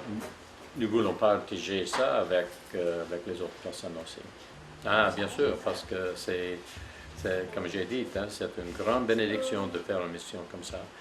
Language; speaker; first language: French; non-native, fluent; English